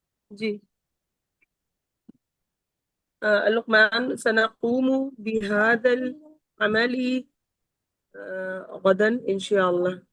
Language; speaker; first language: Arabic; non-native, learner; Urdu